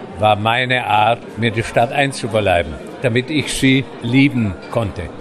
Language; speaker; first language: German; native; German